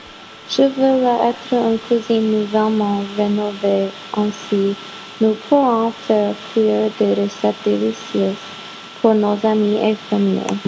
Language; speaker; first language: French; non-native, learner; English